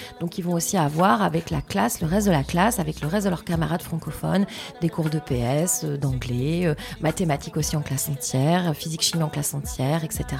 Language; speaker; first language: French; native; French